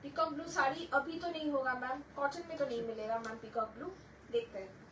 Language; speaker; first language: Hindi; non-native, local second language; Bangla